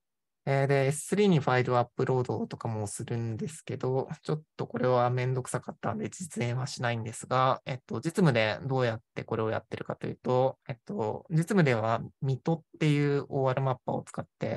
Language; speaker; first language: Japanese; native; Japanese